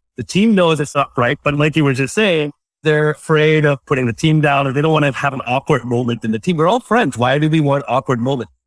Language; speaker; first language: English; non-native, local second language; Malayalam